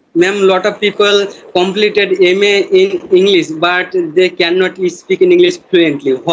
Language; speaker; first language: English; non-native, learner; Bangla